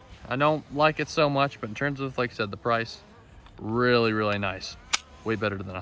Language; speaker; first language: English; native; English